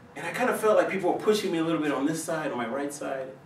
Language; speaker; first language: English; native; English